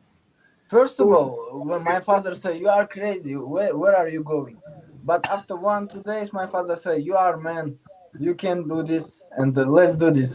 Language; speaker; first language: English; non-native, learner; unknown